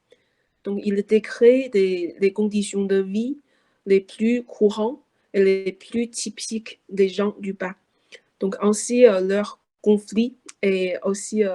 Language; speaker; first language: French; non-native, learner; Chinese